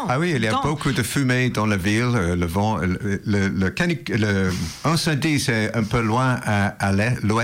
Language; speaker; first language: French; non-native, learner; English